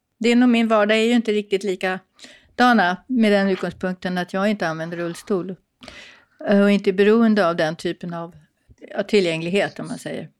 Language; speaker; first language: Swedish; native; Swedish